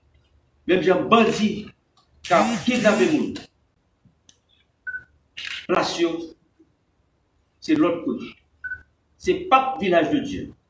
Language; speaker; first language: French; non-native, local second language; Haitian Creole